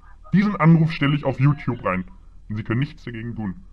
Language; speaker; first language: German; native; German